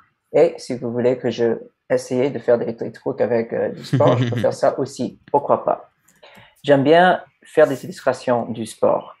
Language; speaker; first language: French; non-native, learner; English